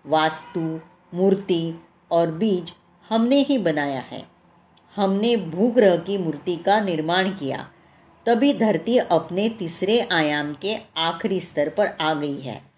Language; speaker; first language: Hindi; non-native, local second language; Marathi